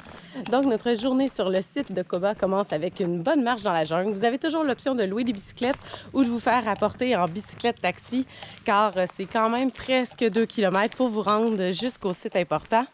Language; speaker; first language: French; native; French